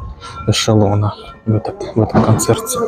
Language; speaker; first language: Russian; native; Russian